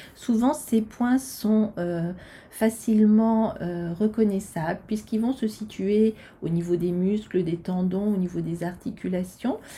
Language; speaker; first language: French; native; French